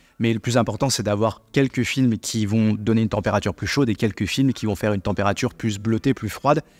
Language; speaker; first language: French; native; French